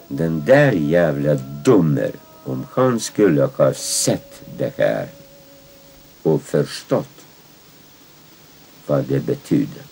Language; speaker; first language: Swedish; non-native, fluent; Lithuanian